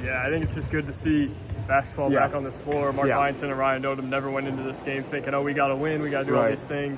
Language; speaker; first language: English; native; English